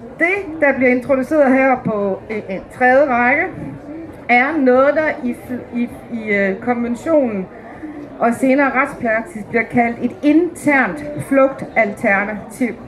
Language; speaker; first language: Danish; native; Danish